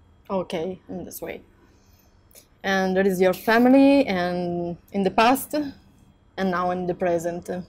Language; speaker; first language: English; non-native, learner; Italian